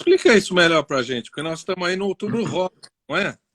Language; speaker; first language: Portuguese; native; Portuguese